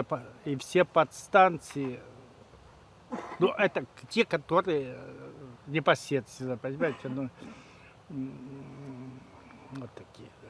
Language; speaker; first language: Russian; native; Russian